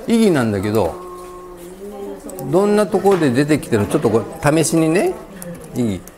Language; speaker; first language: Japanese; native; Japanese